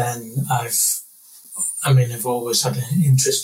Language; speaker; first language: English; native; English